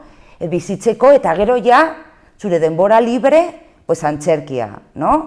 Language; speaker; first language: Basque; non-native, local second language; Spanish